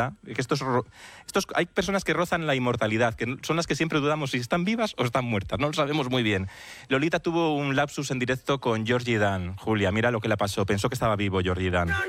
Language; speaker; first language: Spanish; native; Spanish